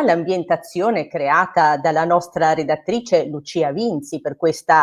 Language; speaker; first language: Italian; native; Italian